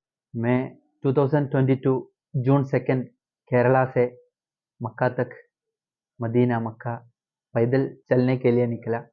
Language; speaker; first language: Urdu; non-native, local second language; Malayalam